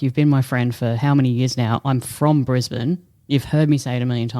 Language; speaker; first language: English; native; English